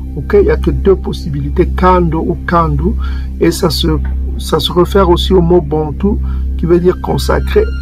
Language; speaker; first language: French; non-native, local second language; Kongo